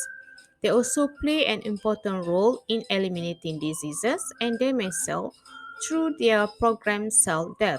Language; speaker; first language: English; non-native, fluent; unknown